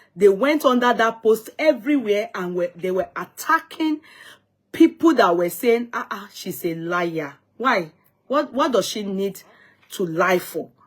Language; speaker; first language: English; non-native, local second language; Yoruba